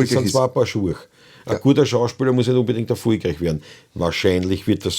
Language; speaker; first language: German; native; German